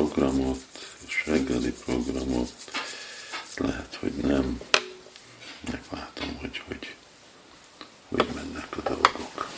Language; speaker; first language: Hungarian; non-native, fluent; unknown